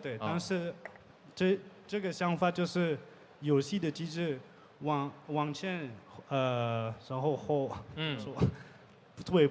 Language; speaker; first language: Chinese; non-native, learner; French